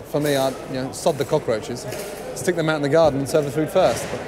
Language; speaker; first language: English; native; English